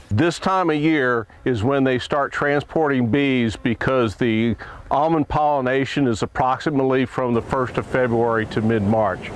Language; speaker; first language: English; native; English